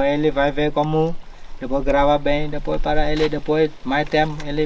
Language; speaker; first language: Portuguese; non-native, learner; Vietnamese